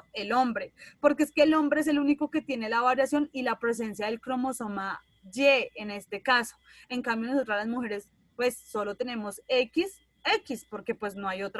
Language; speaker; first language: Spanish; native; Spanish